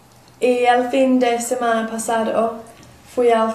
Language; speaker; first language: Spanish; non-native, learner; English